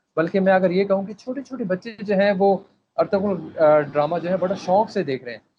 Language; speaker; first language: Urdu; non-native, local second language; Pashto